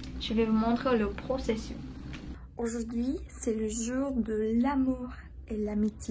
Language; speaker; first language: French; non-native, learner; Spanish